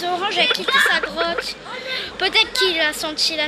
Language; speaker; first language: French; native; French